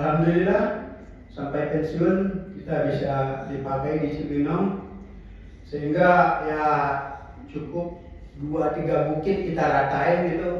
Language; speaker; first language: Indonesian; native; Indonesian